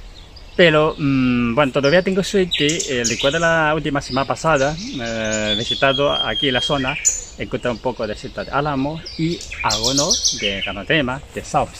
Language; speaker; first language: Spanish; non-native, learner; Chinese